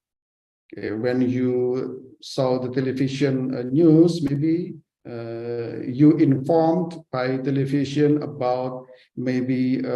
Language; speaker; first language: English; non-native, fluent; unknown